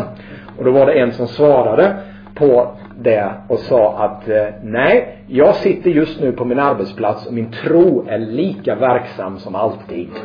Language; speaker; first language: Swedish; native; Swedish